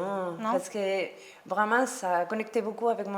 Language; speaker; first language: French; non-native, learner; Spanish